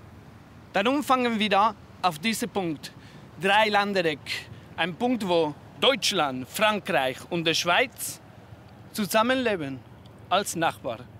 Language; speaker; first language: German; non-native, fluent; Italian